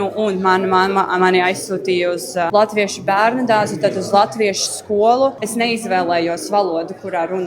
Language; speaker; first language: Latvian; non-native, local second language; Russian